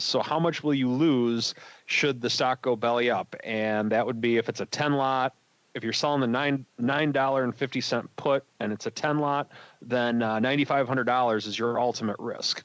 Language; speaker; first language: English; native; English